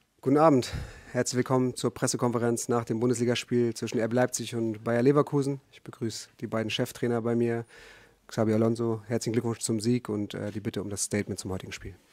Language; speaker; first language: German; native; German